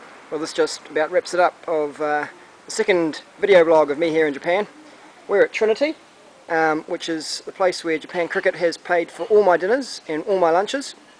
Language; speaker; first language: English; native; English